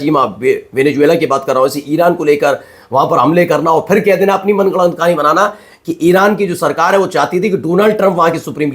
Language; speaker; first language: Hindi; native; Hindi